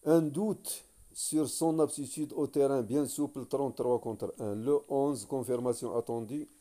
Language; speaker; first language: French; non-native, local second language; Arabic